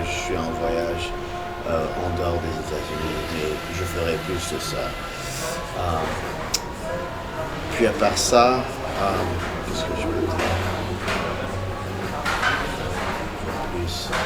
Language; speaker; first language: French; early bilingual, heritage; English